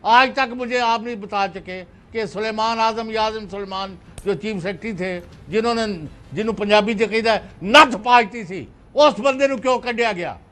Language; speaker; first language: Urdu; non-native, local second language; Punjabi